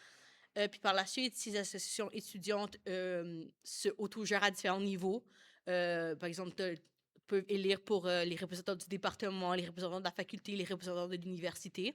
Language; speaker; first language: French; native; French